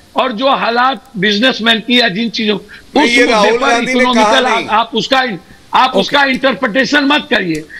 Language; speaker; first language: Hindi; native; Hindi